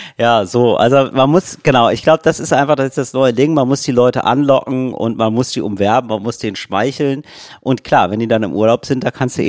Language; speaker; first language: German; native; German